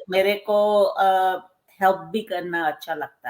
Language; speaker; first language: Hindi; non-native, local second language; Gujarati